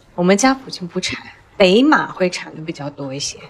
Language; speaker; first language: Chinese; native; Chinese